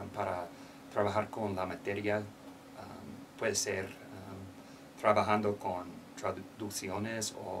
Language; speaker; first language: Spanish; non-native, learner; English